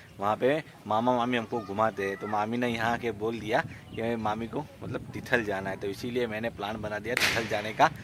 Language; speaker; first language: Hindi; non-native, local second language; Gujarati